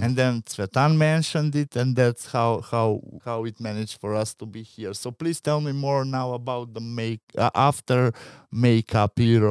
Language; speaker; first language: English; non-native, fluent; Macedonian